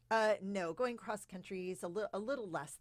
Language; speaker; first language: English; native; English